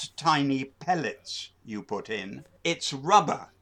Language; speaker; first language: English; native; English